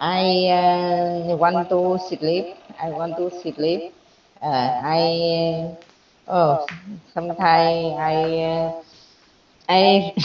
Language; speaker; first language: English; non-native, learner; Vietnamese